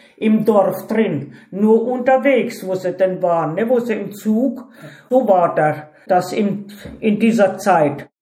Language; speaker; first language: German; early bilingual, heritage; Ukrainian